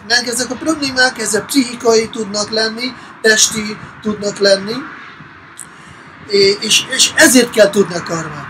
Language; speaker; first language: Hungarian; non-native, fluent; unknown